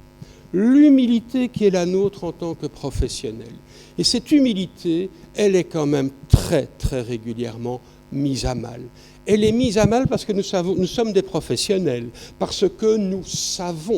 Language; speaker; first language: French; native; French